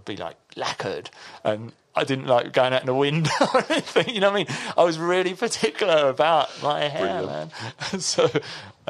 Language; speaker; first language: English; native; English